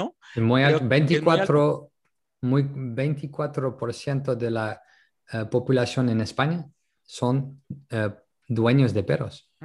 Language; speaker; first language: Spanish; non-native, local second language; French